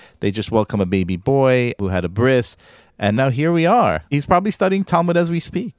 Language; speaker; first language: English; native; English